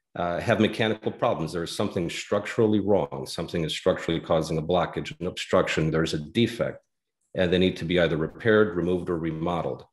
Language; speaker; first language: English; native; English